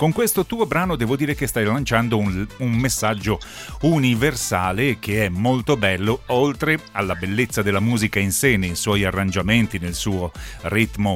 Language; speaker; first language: Italian; native; Italian